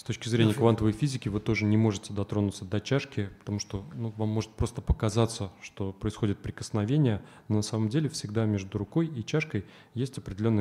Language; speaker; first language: Russian; native; Russian